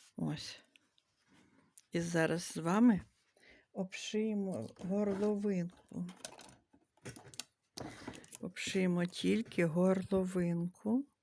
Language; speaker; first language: Ukrainian; native; Ukrainian